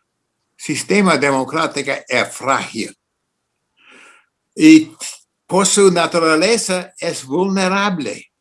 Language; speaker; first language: Spanish; non-native, fluent; English